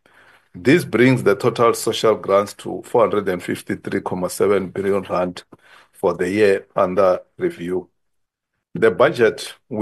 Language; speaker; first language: English; non-native, local second language; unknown